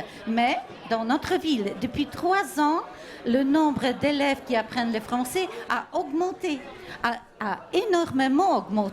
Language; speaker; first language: French; non-native, fluent; Polish